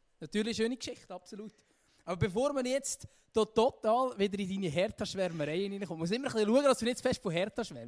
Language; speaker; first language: German; native; German